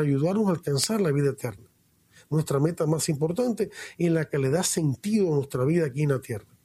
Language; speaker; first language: Spanish; native; Spanish